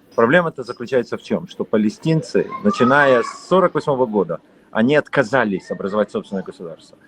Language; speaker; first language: Russian; native; Russian